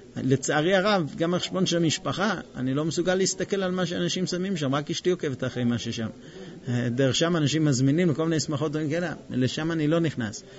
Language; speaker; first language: Hebrew; non-native, fluent; English